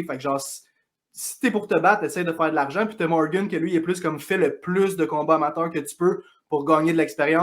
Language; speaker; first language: French; native; French